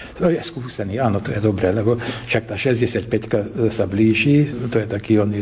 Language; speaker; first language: Slovak; early bilingual, heritage; Slovak